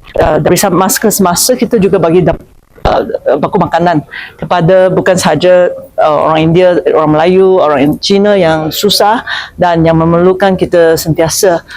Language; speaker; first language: Malay; non-native, local second language; Chinese